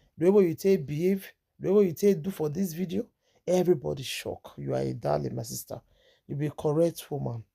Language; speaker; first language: Nigerian Pidgin; native; Nigerian Pidgin